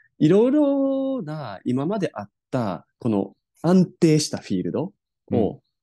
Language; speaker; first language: Japanese; native; Japanese